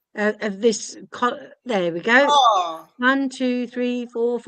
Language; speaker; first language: English; native; English